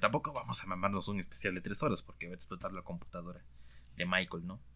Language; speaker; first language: Spanish; native; Spanish